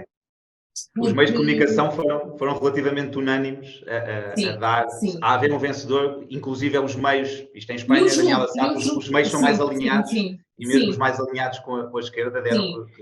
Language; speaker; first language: Portuguese; native; Portuguese